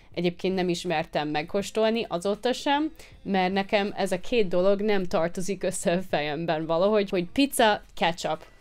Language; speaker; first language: Hungarian; non-native, fluent; English